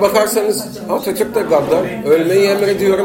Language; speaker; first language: Turkish; native; Turkish